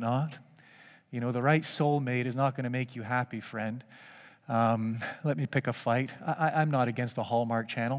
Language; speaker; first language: English; native; English